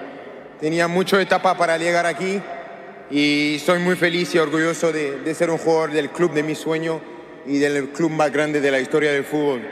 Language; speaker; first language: Spanish; non-native, learner; French